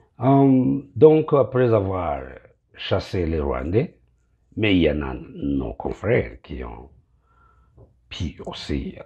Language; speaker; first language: French; non-native, local second language; Kinyarwanda